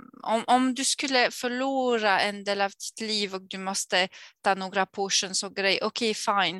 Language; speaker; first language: Swedish; non-native, fluent; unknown